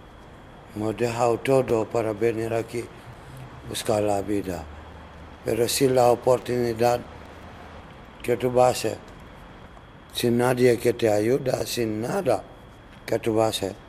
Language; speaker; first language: Spanish; non-native, learner; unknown